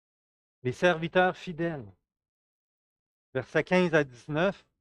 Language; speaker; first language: French; native; French